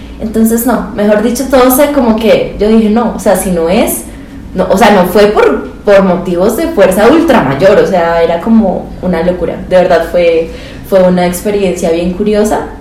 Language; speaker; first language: Spanish; native; Spanish